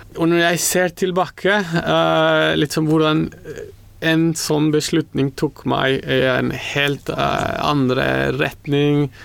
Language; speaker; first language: Norwegian; non-native, fluent; Spanish